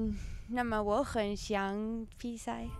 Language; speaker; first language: Chinese; non-native, learner; French